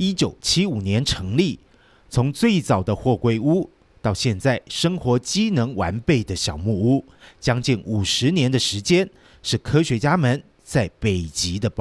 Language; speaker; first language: Chinese; native; Chinese